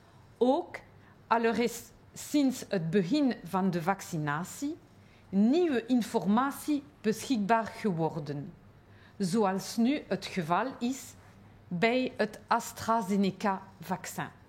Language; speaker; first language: Dutch; non-native, local second language; French